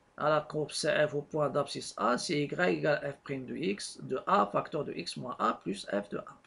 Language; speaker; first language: French; non-native, local second language; Arabic